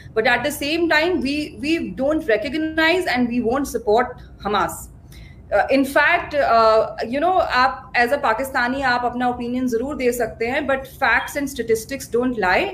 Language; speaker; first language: Hindi; native; Hindi